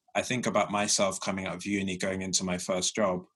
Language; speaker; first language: English; early bilingual, other home language; Yoruba